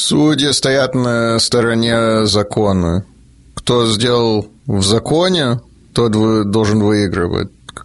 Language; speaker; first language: Russian; early bilingual, heritage; Russian